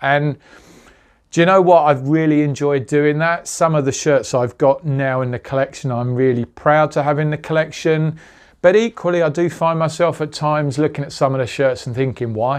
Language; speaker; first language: English; native; English